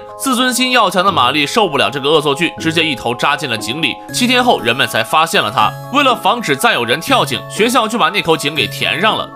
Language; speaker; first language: Chinese; native; Chinese